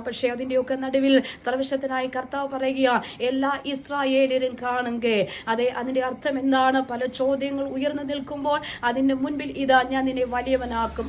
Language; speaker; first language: Malayalam; native; Malayalam